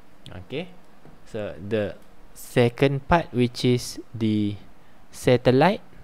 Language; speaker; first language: English; non-native, local second language; Malay